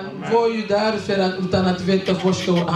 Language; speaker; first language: Swedish; non-native, learner; Swahili